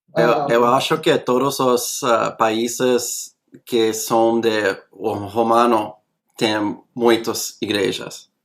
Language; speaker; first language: Portuguese; non-native, learner; English